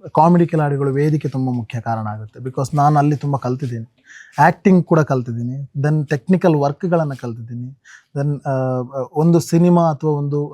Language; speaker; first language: Kannada; non-native, local second language; Tulu